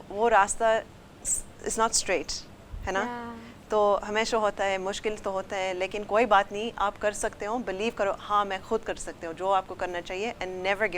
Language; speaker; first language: Hindi; early bilingual, heritage; English